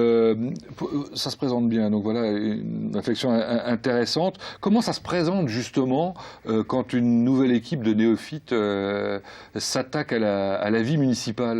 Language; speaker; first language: French; native; French